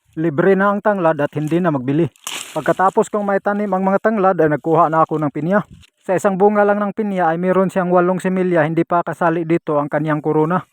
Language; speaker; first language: Filipino; non-native, local second language; Cebuano